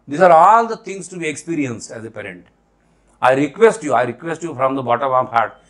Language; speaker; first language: Hindi; non-native, local second language; Marathi